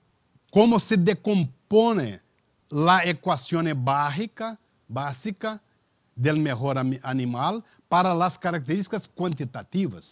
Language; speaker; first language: Spanish; non-native, learner; Portuguese